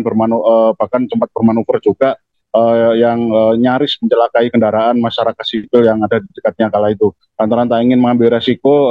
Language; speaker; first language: Indonesian; native; Indonesian